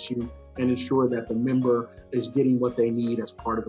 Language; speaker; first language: English; native; English